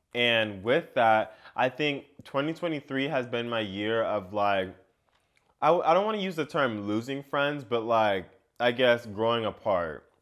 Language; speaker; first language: English; native; English